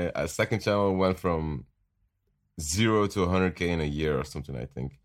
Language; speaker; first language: English; non-native, fluent; Dutch